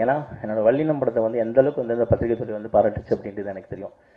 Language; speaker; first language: Tamil; native; Tamil